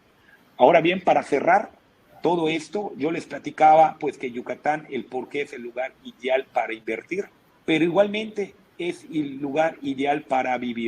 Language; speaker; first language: Spanish; native; Spanish